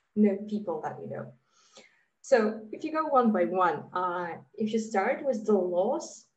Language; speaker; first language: English; non-native, fluent; Latvian